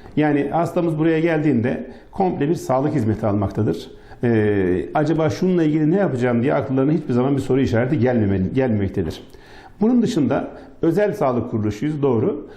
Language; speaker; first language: Turkish; native; Turkish